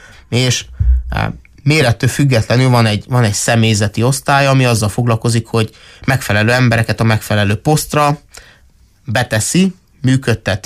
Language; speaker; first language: Hungarian; native; Hungarian